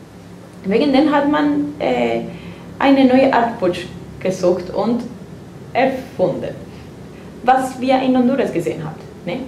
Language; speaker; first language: German; non-native, fluent; Spanish